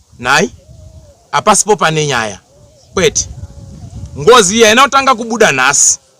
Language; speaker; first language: Shona; native; Shona